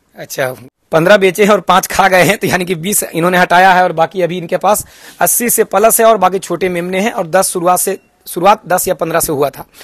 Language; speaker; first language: Hindi; native; Hindi